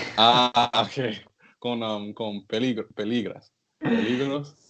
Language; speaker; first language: Spanish; non-native, learner; English